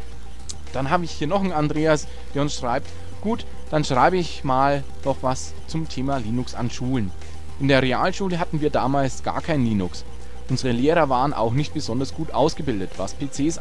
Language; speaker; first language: German; native; German